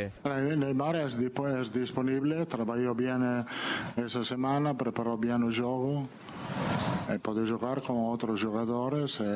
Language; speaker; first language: Portuguese; non-native, learner; Italian